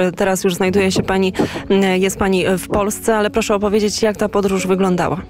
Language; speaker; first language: Polish; native; Polish